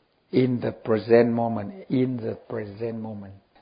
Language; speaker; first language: English; non-native, learner; Vietnamese